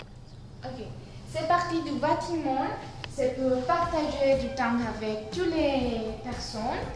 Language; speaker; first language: French; non-native, learner; Spanish